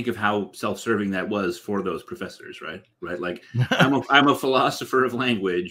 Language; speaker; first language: English; native; English